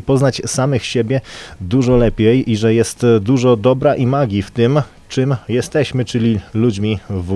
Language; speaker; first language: Polish; native; Polish